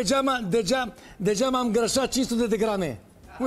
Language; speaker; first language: Romanian; non-native, fluent; Hebrew